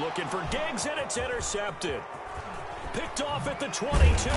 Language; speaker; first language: English; native; English